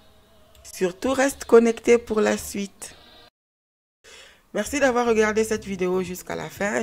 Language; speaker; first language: French; non-native, local second language; Kongo